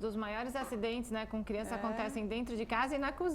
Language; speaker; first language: Portuguese; native; Portuguese